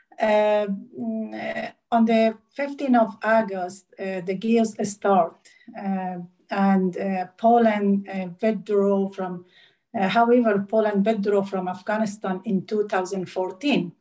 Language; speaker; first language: English; non-native, learner; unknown